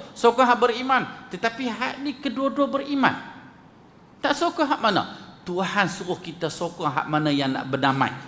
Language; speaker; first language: Malay; native; Malay